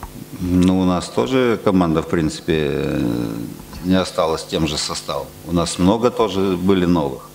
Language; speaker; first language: Russian; native; Russian